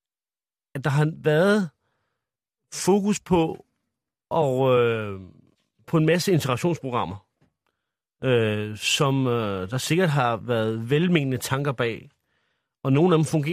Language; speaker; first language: Danish; early bilingual, other home language; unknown